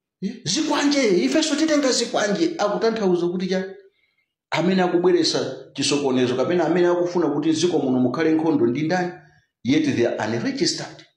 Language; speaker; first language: Nyanja; native; Nyanja